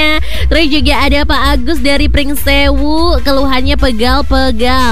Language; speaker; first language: Indonesian; native; Indonesian